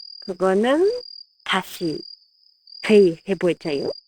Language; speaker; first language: Korean; non-native, fluent; Japanese